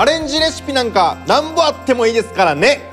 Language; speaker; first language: Japanese; native; Japanese